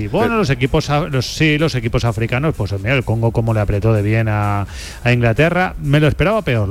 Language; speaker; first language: Spanish; native; Spanish